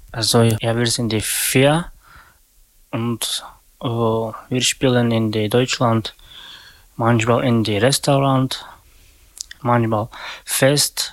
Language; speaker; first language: German; non-native, learner; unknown